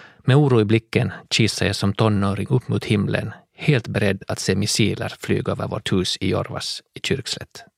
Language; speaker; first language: Swedish; native; Swedish